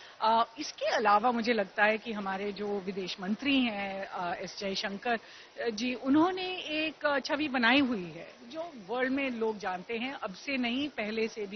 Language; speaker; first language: Hindi; native; Hindi